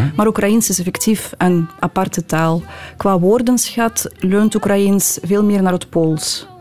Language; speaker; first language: Dutch; non-native, fluent; Ukrainian